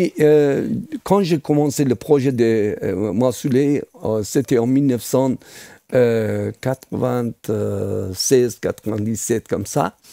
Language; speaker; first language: French; non-native, fluent; Persian